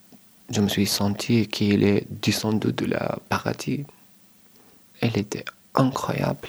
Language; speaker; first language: French; non-native, learner; Arabic